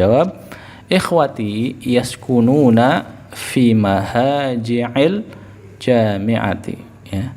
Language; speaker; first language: Arabic; non-native, fluent; Indonesian